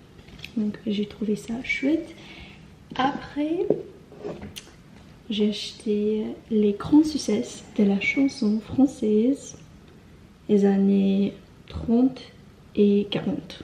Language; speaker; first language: French; non-native, learner; English